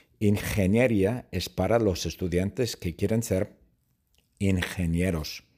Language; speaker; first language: Spanish; non-native, fluent; English